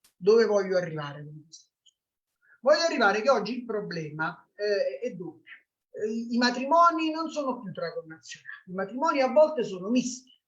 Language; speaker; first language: Italian; native; Italian